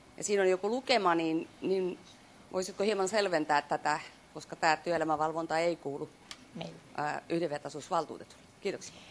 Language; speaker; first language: Finnish; native; Finnish